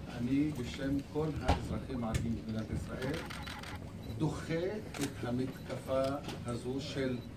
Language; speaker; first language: Hebrew; non-native, local second language; Arabic